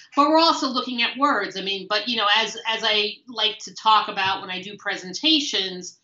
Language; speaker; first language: English; native; English